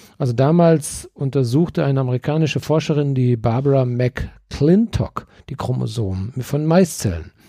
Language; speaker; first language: German; native; German